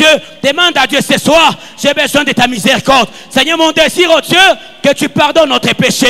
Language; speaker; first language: French; non-native, local second language; Lingala